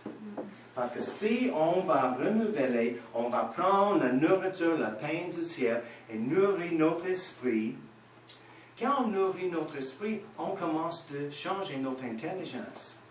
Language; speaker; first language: French; non-native, fluent; English